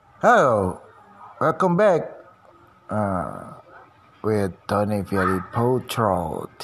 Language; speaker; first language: English; non-native, learner; Indonesian